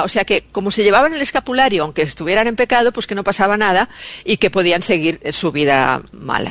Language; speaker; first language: Spanish; native; Spanish